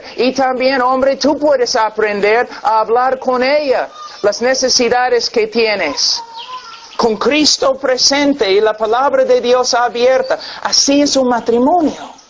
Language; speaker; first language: Spanish; non-native, fluent; English